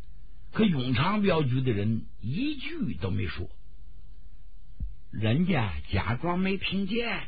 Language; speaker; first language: Chinese; native; Chinese